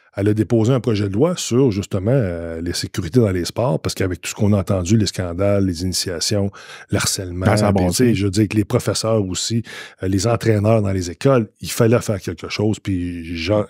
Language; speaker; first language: French; native; French